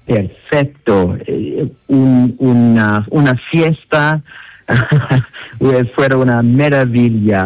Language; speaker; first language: Spanish; non-native, learner; Italian